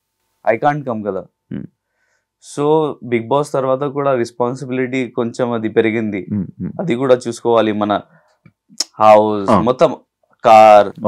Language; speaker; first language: Telugu; non-native, learner; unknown